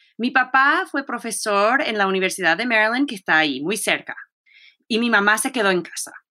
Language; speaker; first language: Spanish; early bilingual, heritage; Spanish